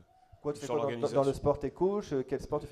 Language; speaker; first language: French; native; French